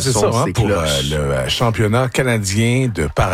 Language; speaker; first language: French; native; French